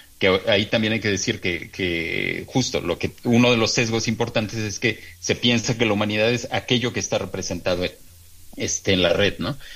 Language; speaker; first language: Spanish; native; Spanish